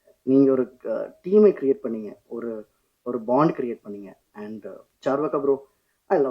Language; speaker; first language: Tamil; non-native, fluent; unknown